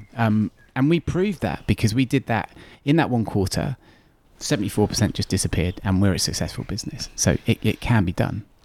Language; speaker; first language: English; native; English